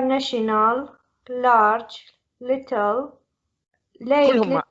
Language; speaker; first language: English; non-native, learner; Arabic